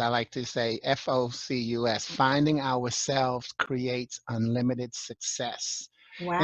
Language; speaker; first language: English; native; English